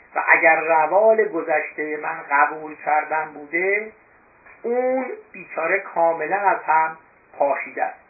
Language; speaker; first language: Persian; native; Persian